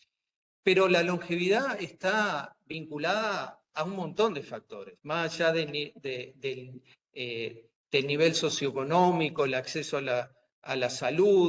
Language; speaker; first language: Spanish; native; Spanish